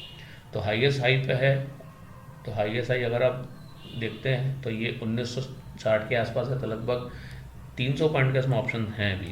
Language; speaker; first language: Hindi; native; Hindi